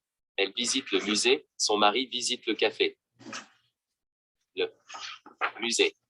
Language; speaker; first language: French; non-native, learner; Vietnamese